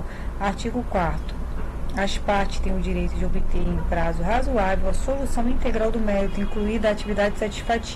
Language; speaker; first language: Portuguese; native; Portuguese